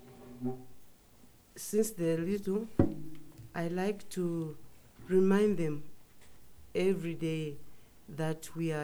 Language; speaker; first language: English; non-native, local second language; Nyanja